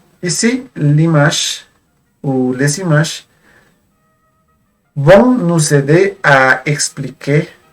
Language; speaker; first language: French; non-native, fluent; Spanish